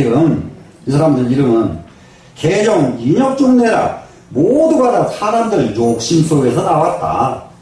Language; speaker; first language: Korean; native; Korean